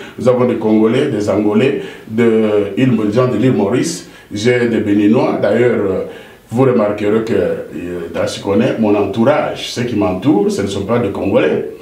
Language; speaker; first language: French; non-native, local second language; Lingala